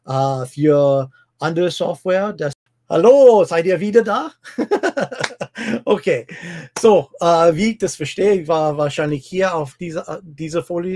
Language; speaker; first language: German; non-native, fluent; English